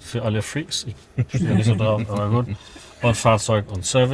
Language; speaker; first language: German; native; German